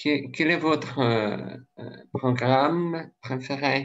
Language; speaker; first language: French; non-native, learner; Russian